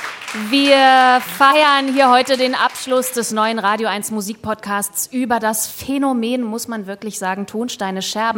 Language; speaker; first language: German; native; German